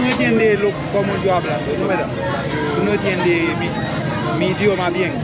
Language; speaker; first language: Spanish; non-native, learner; Haitian Creole